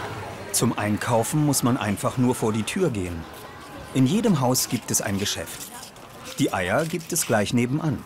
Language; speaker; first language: German; native; German